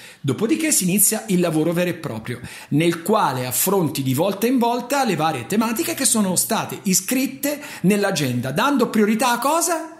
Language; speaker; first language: Italian; native; Italian